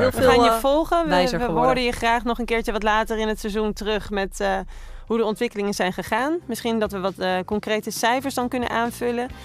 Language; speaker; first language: Dutch; native; Dutch